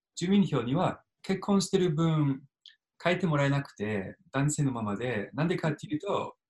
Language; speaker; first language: Japanese; non-native, fluent; English